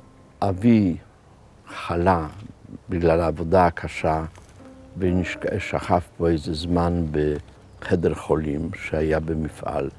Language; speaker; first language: Hebrew; non-native, fluent; Polish